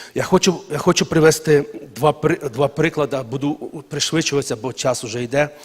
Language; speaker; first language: Ukrainian; non-native, local second language; Russian